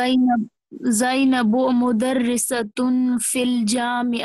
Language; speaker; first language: Arabic; non-native, learner; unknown